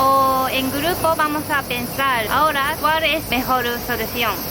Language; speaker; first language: Spanish; non-native, fluent; Japanese